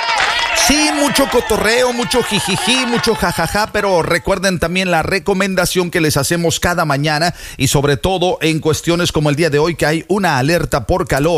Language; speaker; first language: Spanish; native; Spanish